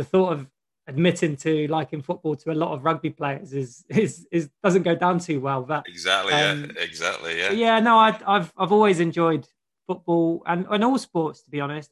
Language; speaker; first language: English; native; English